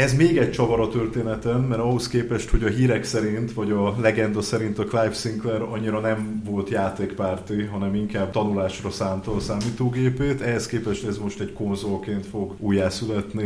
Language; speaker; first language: Hungarian; native; Hungarian